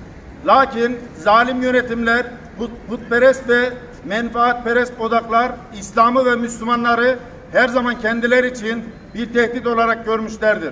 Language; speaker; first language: Turkish; native; Turkish